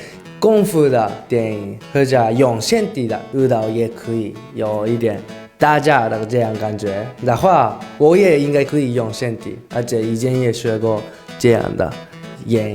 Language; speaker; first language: Chinese; non-native, learner; Japanese